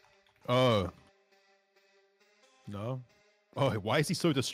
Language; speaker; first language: English; native; English